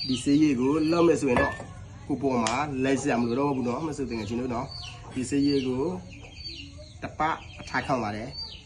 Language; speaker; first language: Burmese; non-native, local second language; S'gaw Karen